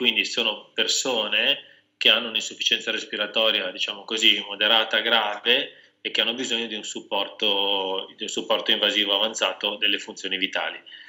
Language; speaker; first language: Italian; native; Italian